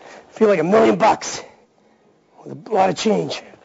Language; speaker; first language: English; native; English